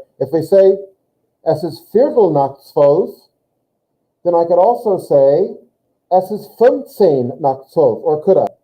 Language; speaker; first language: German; non-native, fluent; English